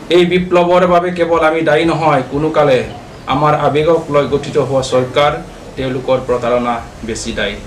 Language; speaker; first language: Assamese; non-native, local second language; Mising